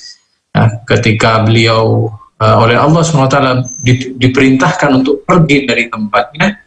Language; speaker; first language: Indonesian; native; Indonesian